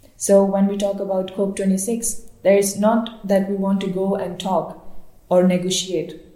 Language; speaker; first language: English; non-native, local second language; Baluchi